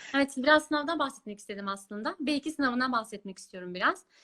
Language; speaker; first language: Turkish; early bilingual, other home language; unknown